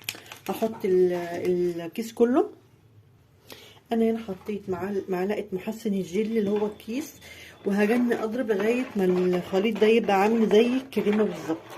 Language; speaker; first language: Arabic; native; Arabic